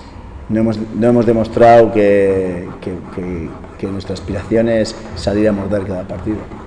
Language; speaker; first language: Spanish; native; Spanish